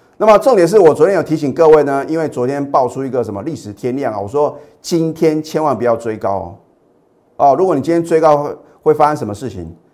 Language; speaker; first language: Chinese; native; Chinese